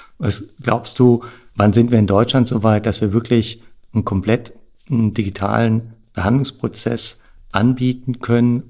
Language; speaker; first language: German; native; German